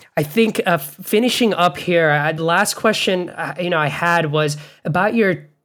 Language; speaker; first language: English; non-native, local second language; Bangla